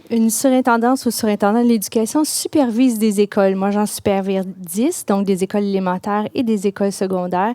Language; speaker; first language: French; native; French